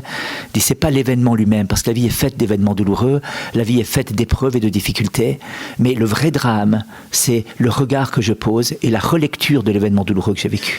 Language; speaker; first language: French; native; French